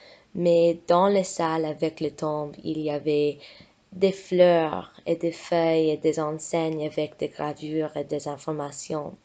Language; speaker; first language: French; non-native, fluent; English